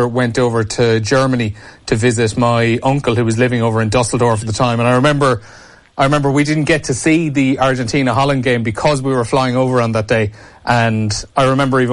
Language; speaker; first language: English; native; English